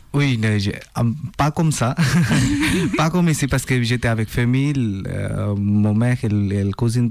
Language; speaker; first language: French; non-native, learner; Bangla